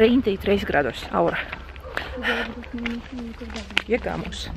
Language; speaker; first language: Spanish; non-native, learner; Russian